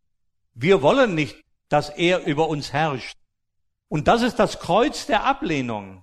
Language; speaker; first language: German; native; German